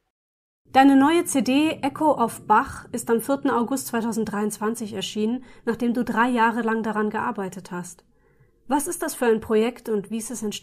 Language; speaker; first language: German; native; German